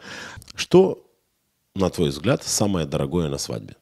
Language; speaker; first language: Russian; native; Russian